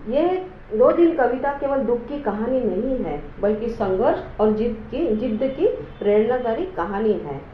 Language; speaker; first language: Hindi; non-native, local second language; Marathi